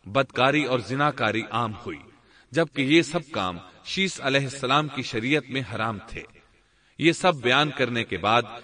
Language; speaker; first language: Urdu; native; Urdu